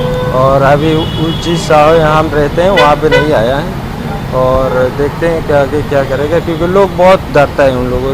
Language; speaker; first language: Hindi; non-native, learner; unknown